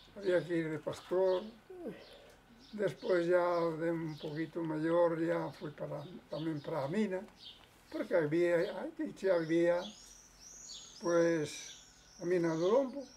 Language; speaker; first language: Galician; native; Galician